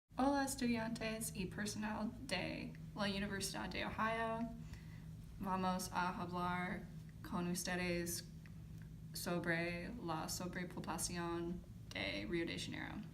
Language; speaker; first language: Spanish; non-native, learner; English